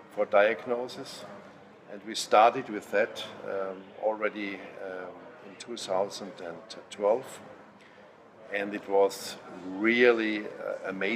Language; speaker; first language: English; non-native, fluent; German